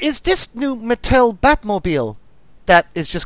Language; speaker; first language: English; native; English